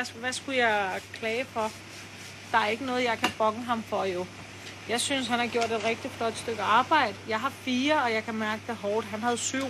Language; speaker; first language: Danish; early bilingual, other home language; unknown